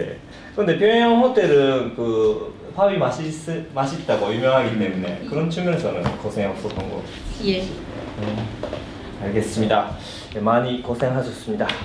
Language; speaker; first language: Korean; early bilingual, heritage; Korean